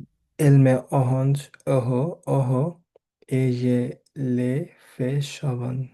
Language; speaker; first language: French; non-native, learner; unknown